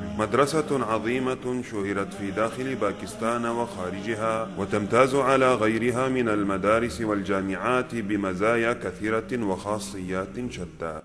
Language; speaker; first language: Arabic; non-native, fluent; Urdu